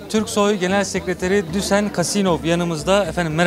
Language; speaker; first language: Turkish; native; Turkish